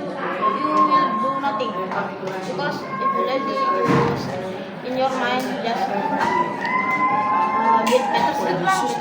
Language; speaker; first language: English; non-native, learner; Indonesian